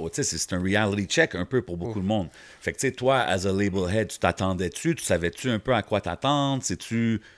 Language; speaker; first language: French; native; French